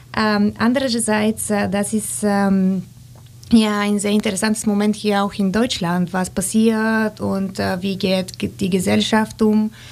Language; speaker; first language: German; non-native, fluent; Bulgarian